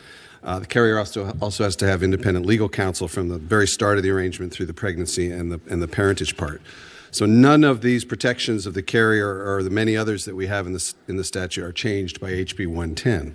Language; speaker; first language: English; native; English